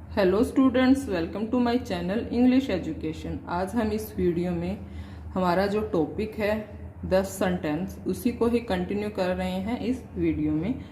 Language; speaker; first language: Hindi; native; Hindi